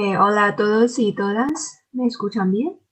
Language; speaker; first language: Spanish; non-native, fluent; Chinese